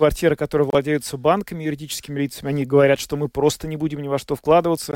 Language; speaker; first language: Russian; native; Russian